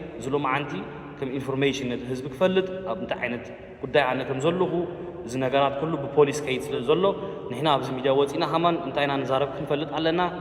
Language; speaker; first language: Tigrinya; early bilingual, heritage; Tigrinya